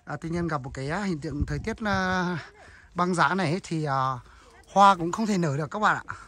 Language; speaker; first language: Vietnamese; non-native, local second language; Hmong